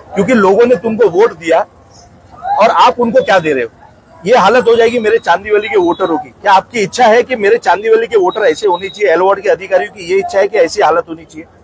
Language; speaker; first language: Hindi; non-native, local second language; Marathi